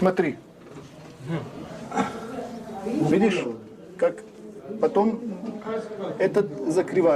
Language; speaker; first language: Russian; non-native, learner; French